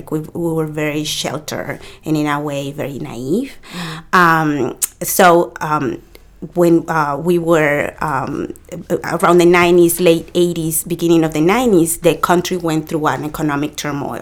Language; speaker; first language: English; non-native, fluent; Spanish